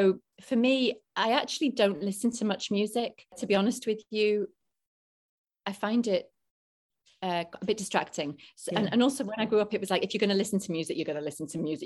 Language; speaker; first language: English; native; English